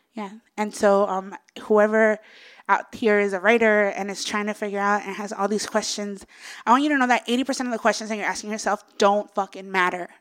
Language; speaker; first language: English; early bilingual, other home language; Spanish